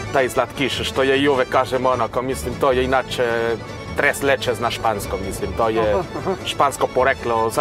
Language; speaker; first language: Croatian; non-native, fluent; Spanish